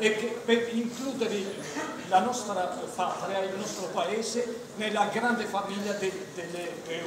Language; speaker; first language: Italian; non-native, fluent; Albanian